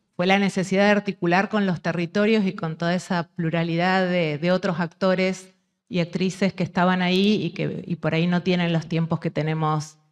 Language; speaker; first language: Spanish; native; Spanish